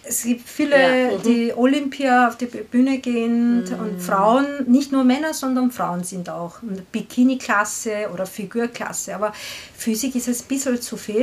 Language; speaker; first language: German; non-native, learner; Korean